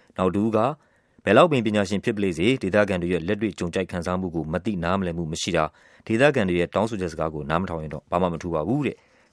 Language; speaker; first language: Burmese; native; Burmese